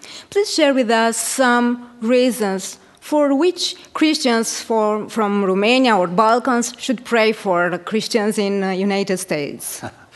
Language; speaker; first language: English; non-native, fluent; Romanian